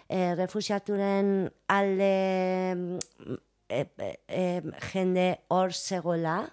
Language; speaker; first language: Basque; non-native, local second language; Spanish